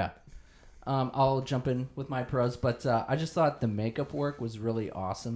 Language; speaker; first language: English; native; English